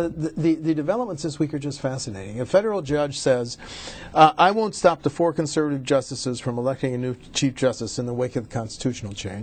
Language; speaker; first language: English; native; English